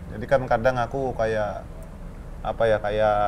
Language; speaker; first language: Indonesian; native; Indonesian